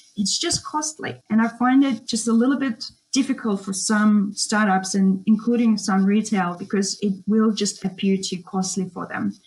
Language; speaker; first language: English; non-native, fluent; Russian